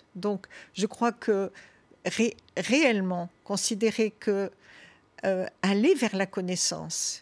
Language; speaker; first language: French; non-native, local second language; Arabic